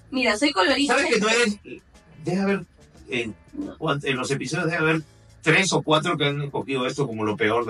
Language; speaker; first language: Spanish; native; Spanish